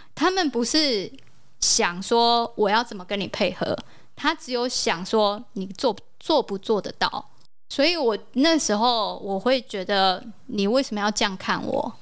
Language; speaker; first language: Chinese; native; Chinese